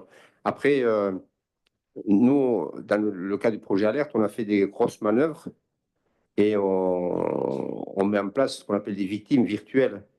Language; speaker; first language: French; native; French